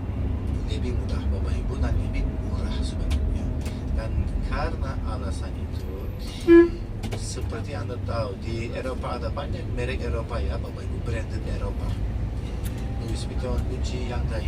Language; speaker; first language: Indonesian; non-native, fluent; Turkish